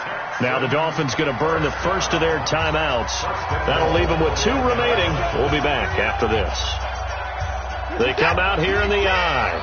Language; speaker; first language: English; native; English